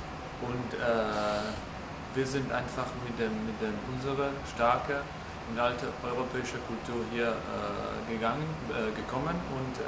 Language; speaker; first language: German; non-native, fluent; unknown